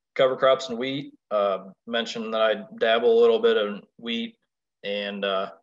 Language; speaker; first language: English; native; English